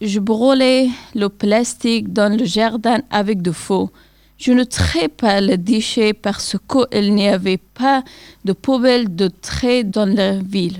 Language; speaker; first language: French; non-native, learner; Persian